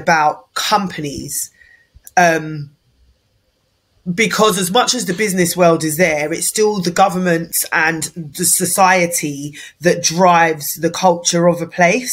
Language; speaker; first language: English; native; English